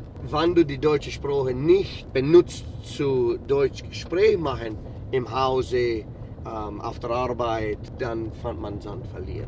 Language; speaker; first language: German; early bilingual, heritage; English